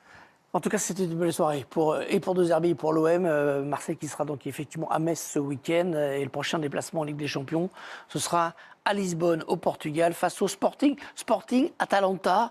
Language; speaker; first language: French; native; French